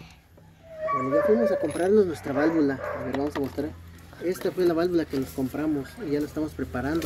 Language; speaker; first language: Spanish; native; Spanish